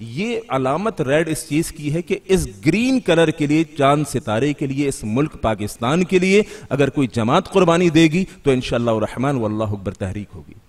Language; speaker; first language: Urdu; native; Urdu